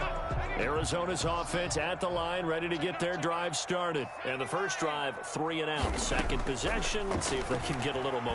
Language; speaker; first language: English; native; English